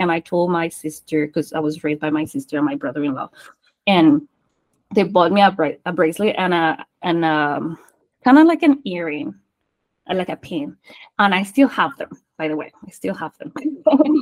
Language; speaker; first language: English; non-native, fluent; Spanish